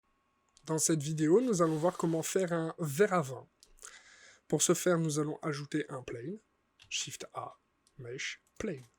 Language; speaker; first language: French; native; French